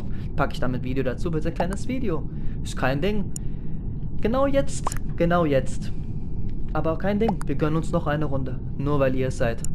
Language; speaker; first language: German; native; German